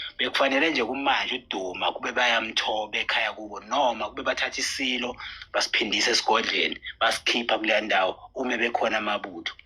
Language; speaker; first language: Zulu; native; Zulu